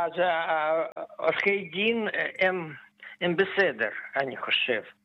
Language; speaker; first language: Hebrew; non-native, fluent; Russian